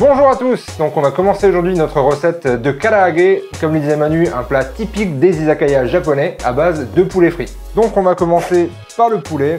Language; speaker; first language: French; native; French